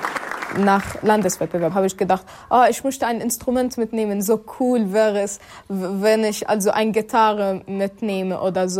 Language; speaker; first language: German; non-native, learner; Arabic